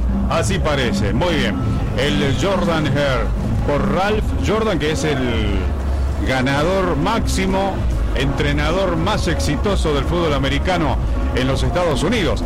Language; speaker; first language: Spanish; native; Spanish